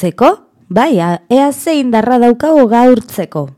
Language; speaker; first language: Basque; non-native, local second language; Spanish